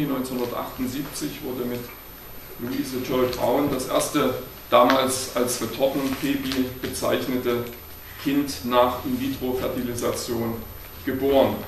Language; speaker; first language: German; native; German